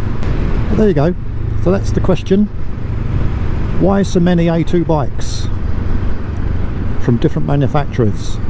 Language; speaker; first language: English; native; English